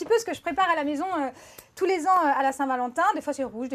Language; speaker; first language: French; native; French